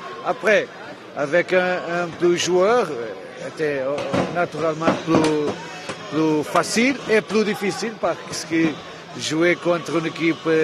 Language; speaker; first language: French; non-native, fluent; Portuguese